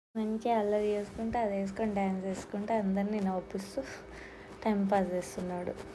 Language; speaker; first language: Telugu; non-native, local second language; Lambadi